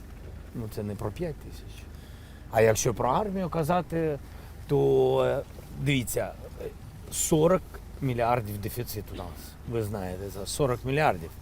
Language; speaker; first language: Ukrainian; non-native, local second language; Russian